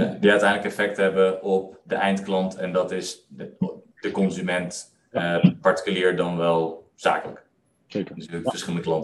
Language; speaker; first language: Dutch; native; Dutch